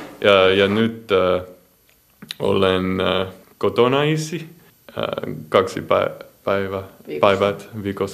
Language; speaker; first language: Finnish; non-native, learner; English